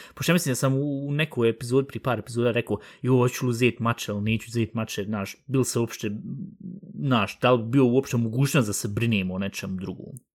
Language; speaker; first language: Bosnian; early bilingual, heritage; Bosnian